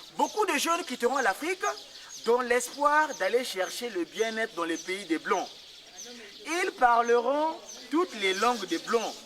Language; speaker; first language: French; non-native, local second language; Kongo